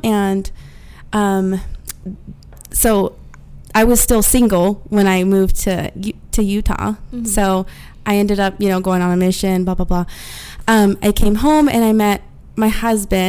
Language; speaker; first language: English; early bilingual, other home language; Spanish